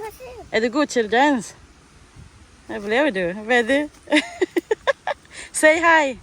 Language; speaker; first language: Danish; non-native, learner; Mizo